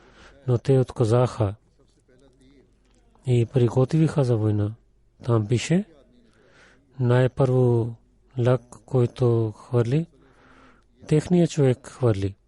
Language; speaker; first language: Bulgarian; non-native, learner; Urdu